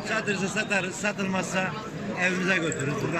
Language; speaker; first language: Turkish; native; Turkish